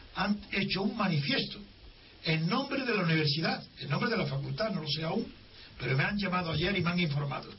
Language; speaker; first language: Spanish; native; Spanish